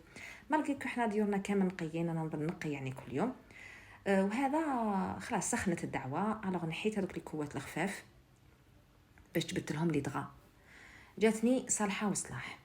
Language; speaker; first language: Arabic; native; Arabic